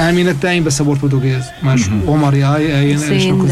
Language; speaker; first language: Portuguese; non-native, fluent; Arabic